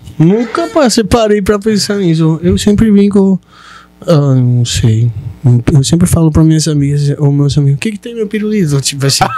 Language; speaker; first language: Portuguese; non-native, fluent; Spanish